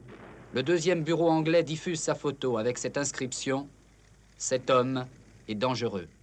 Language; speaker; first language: French; native; French